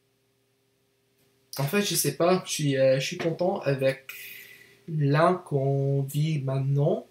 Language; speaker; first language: French; non-native, learner; English